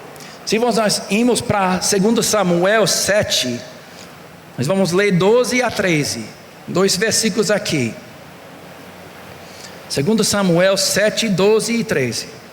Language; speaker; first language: Portuguese; non-native, fluent; English